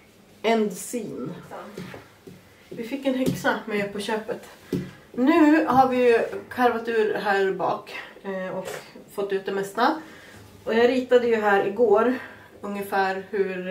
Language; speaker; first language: Swedish; native; Swedish